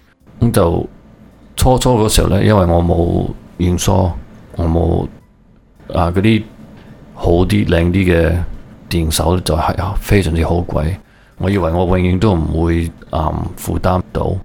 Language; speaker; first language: Cantonese; early bilingual, heritage; Cantonese